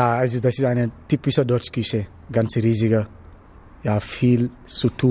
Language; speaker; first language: German; non-native, learner; Wolof